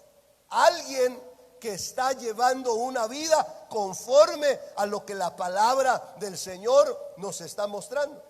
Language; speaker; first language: Spanish; native; Spanish